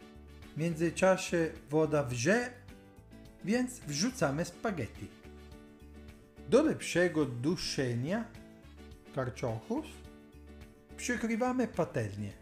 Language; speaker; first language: Polish; non-native, learner; Italian